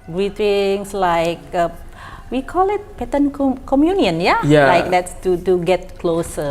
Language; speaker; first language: English; non-native, fluent; Indonesian